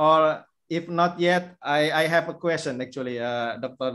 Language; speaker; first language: English; non-native, fluent; Indonesian